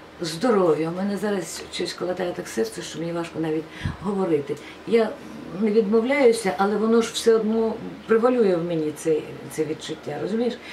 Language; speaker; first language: Ukrainian; non-native, local second language; Russian